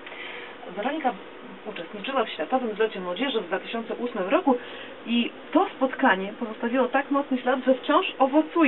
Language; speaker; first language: Polish; native; Polish